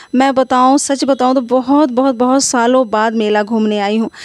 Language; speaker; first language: Hindi; native; Hindi